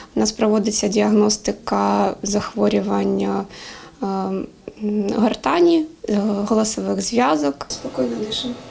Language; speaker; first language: Ukrainian; native; Ukrainian